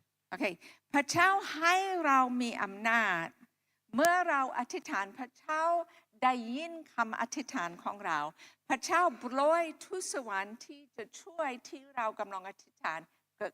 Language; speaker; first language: Thai; non-native, local second language; Akha